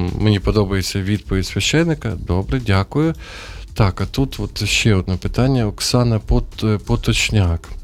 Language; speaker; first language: Ukrainian; non-native, local second language; Russian